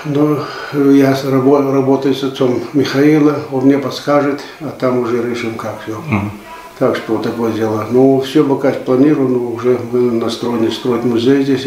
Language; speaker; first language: Russian; early bilingual, heritage; Russian